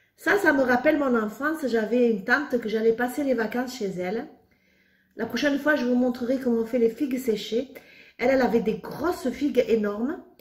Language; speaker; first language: French; non-native, local second language; Arabic